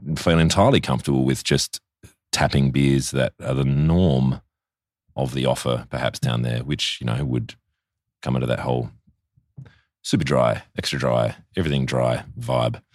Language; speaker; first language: English; native; English